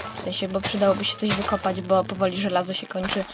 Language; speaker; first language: Polish; native; Polish